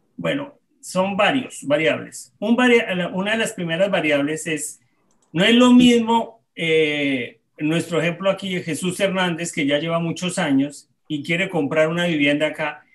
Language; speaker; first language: Spanish; native; Spanish